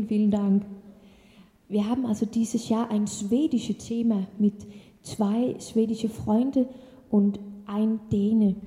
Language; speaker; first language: German; non-native, learner; Danish